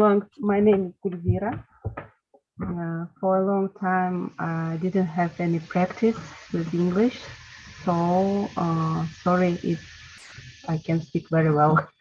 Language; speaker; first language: English; non-native, learner; Russian